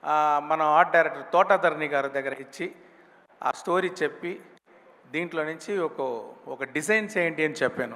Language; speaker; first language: Telugu; non-native, local second language; Tamil